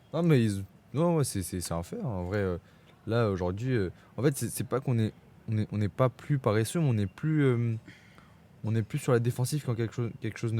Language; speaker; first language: French; native; French